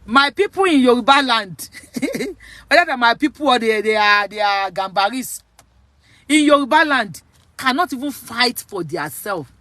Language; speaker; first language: English; non-native, local second language; Yoruba